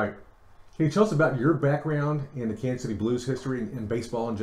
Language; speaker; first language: English; native; English